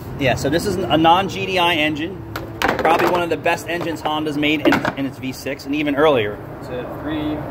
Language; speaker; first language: English; native; English